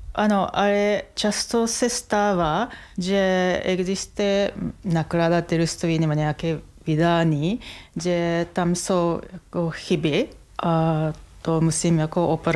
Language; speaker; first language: Czech; non-native, fluent; Japanese